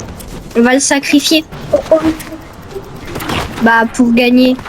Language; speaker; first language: French; native; French